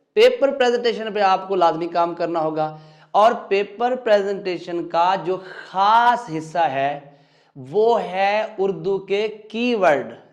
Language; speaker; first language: Urdu; non-native, local second language; Punjabi